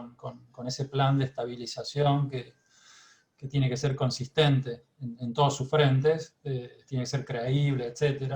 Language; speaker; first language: Spanish; native; Spanish